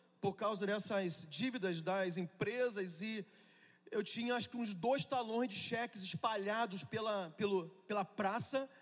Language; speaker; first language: Portuguese; native; Portuguese